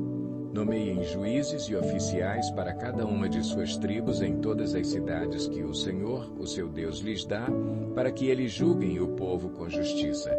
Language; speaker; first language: Portuguese; native; Portuguese